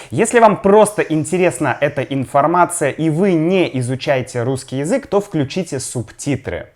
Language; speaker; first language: Russian; native; Russian